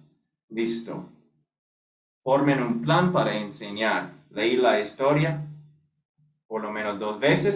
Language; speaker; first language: Spanish; non-native, fluent; English